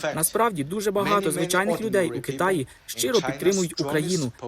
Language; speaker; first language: Ukrainian; non-native, fluent; Chinese